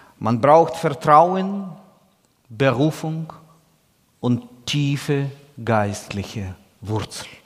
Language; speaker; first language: German; non-native, fluent; Russian